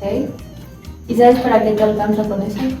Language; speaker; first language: Spanish; native; Spanish